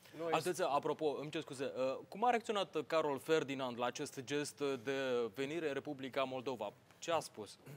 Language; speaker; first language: Romanian; native; Romanian